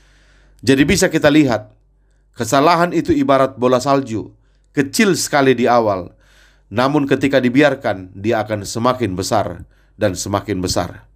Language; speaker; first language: Indonesian; native; Indonesian